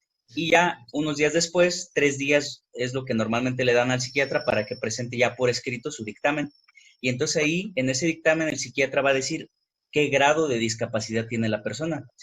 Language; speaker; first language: Spanish; native; Spanish